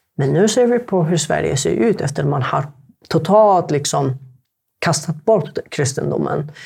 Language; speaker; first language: Swedish; non-native, fluent; Arabic